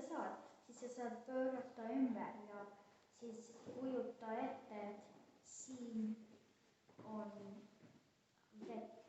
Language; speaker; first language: Estonian; early bilingual, heritage; Estonian